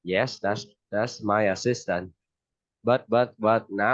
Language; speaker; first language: English; non-native, fluent; Vietnamese